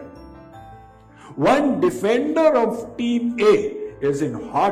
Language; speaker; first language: English; non-native, local second language; Hindi